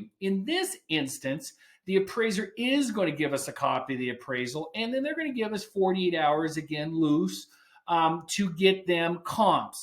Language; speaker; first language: English; native; English